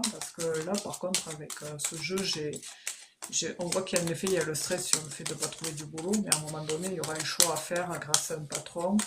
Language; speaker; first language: French; native; French